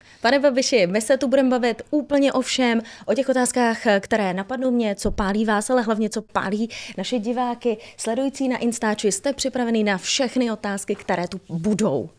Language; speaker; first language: Czech; native; Czech